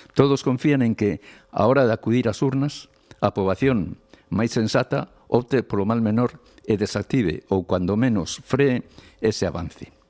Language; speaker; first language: Galician; non-native, local second language; Spanish